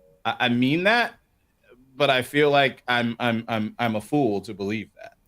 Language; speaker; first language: English; native; English